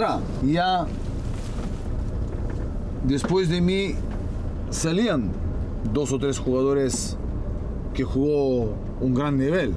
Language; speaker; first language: Spanish; non-native, fluent; Bulgarian